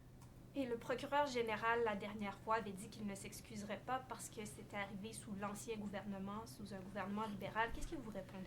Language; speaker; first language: French; native; French